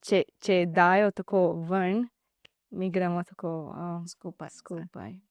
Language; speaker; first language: Slovenian; non-native, learner; Divehi